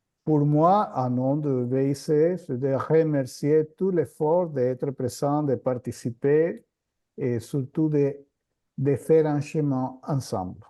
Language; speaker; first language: French; non-native, fluent; Spanish